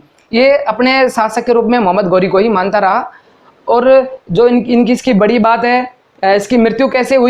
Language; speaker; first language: Hindi; native; Hindi